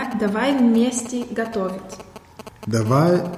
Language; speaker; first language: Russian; non-native, learner; German